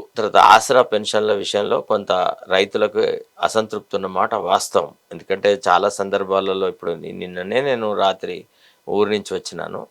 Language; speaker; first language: Telugu; native; Telugu